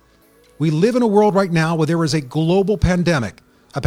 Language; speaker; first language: English; native; English